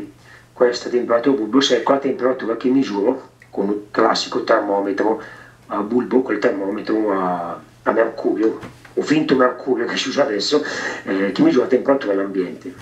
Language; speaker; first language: Italian; native; Italian